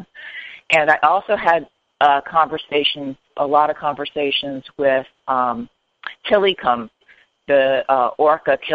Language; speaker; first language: English; native; English